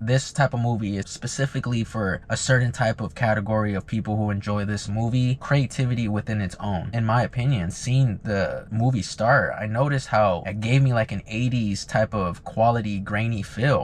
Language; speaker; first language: English; native; English